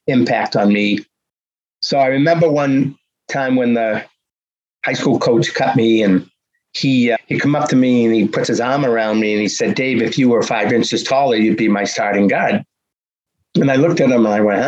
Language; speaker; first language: English; native; English